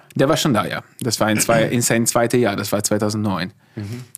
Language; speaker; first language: German; non-native, fluent; Italian